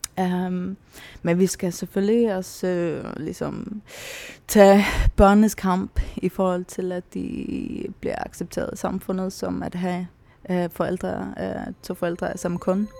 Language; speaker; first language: Danish; non-native, local second language; Faroese